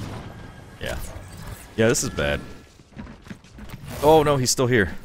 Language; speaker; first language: English; native; English